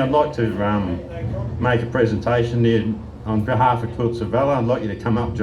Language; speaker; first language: English; native; English